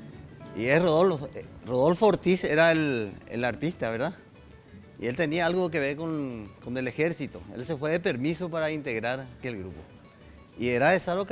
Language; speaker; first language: Spanish; native; Spanish